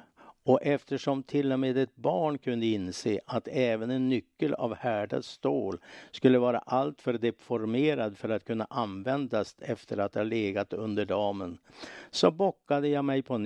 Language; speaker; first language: Swedish; native; Swedish